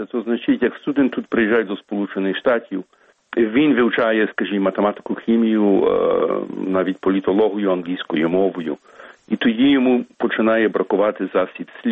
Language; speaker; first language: Ukrainian; early bilingual, heritage; Ukrainian